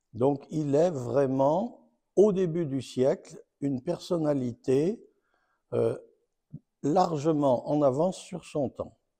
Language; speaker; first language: French; native; French